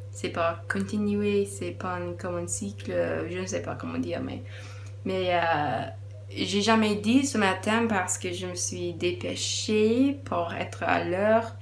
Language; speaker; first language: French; non-native, learner; English